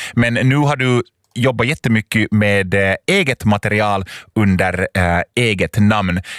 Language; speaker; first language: Swedish; native; Swedish